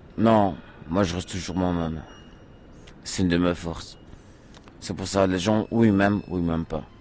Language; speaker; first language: French; early bilingual, other home language; Portuguese